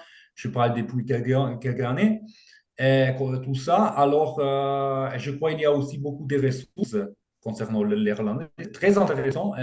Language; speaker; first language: French; non-native, fluent; German